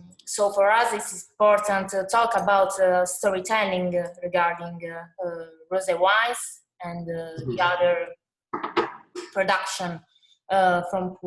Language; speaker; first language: English; non-native, fluent; Italian